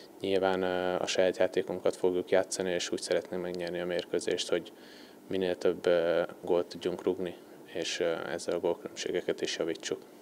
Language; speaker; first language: Hungarian; native; Hungarian